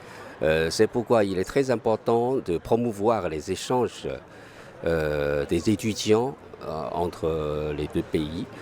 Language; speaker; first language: French; non-native, fluent; Chinese